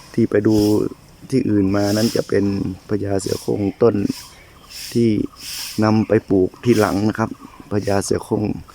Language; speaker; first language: Thai; native; Thai